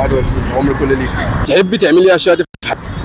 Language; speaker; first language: Arabic; native; Arabic